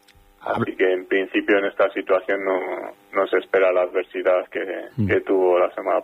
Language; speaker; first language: Spanish; native; Spanish